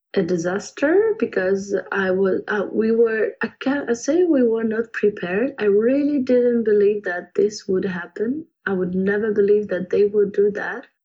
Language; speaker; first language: English; non-native, fluent; Ukrainian